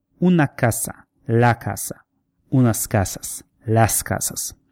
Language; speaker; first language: Spanish; non-native, fluent; Russian